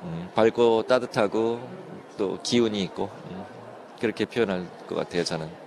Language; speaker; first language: Korean; native; Korean